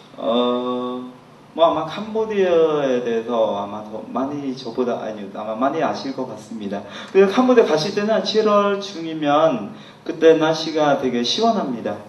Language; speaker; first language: Korean; non-native, fluent; Khmer